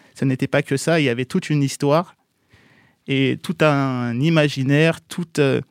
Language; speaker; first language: French; native; French